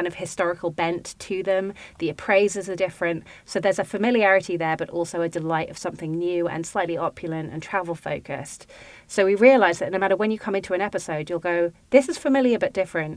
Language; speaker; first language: English; native; English